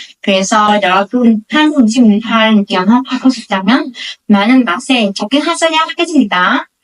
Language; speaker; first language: Korean; non-native, learner; Vietnamese